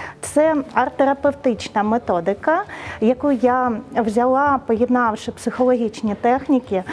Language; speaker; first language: Ukrainian; native; Ukrainian